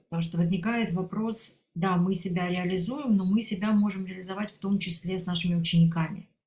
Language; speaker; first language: Russian; native; Russian